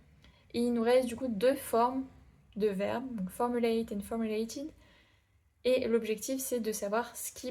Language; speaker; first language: French; native; French